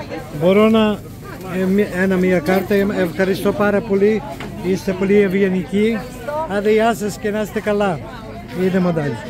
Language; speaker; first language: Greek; non-native, learner; Serbian